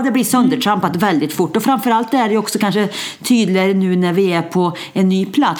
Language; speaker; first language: Swedish; native; Swedish